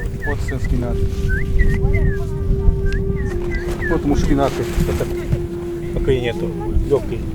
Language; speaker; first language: Russian; non-native, local second language; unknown